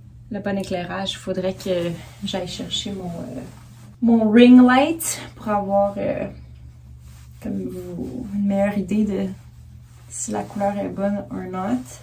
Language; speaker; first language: French; native; French